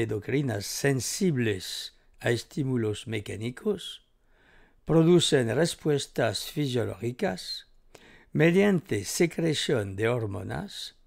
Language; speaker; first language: Spanish; native; Spanish